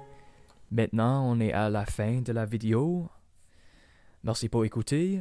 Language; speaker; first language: French; non-native, local second language; English